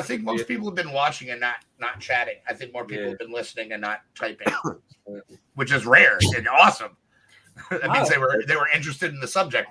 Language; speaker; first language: English; native; English